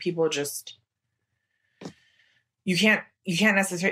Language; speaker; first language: English; native; English